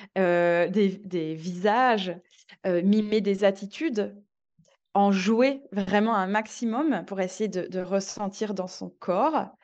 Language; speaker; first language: French; native; French